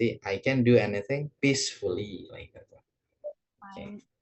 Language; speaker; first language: English; non-native, fluent; Indonesian